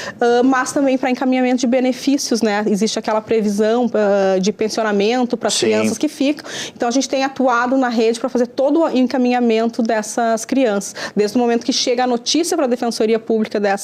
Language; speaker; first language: Portuguese; native; Portuguese